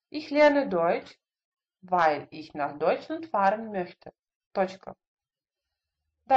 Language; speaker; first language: German; non-native, fluent; Russian